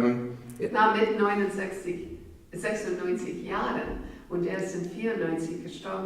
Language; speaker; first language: German; non-native, fluent; English